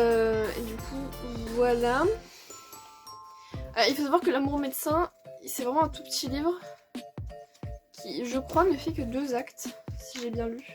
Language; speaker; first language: French; native; French